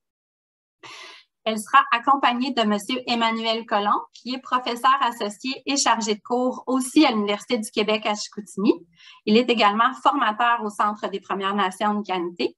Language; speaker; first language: French; native; French